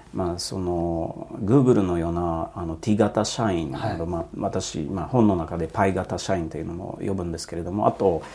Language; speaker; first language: Japanese; non-native, fluent; Polish